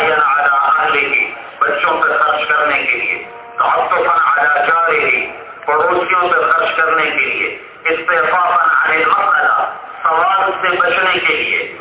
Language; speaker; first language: Urdu; non-native, local second language; Punjabi